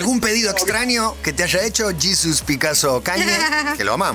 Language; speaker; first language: Spanish; native; Spanish